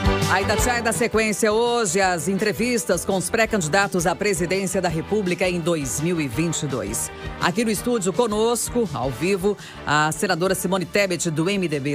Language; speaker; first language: Portuguese; native; Portuguese